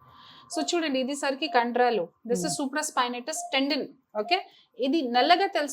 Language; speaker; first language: Telugu; non-native, fluent; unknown